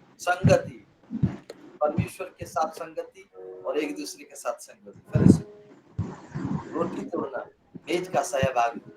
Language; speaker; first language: Hindi; non-native, local second language; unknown